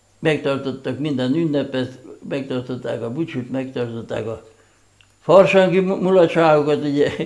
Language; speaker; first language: Hungarian; non-native, local second language; German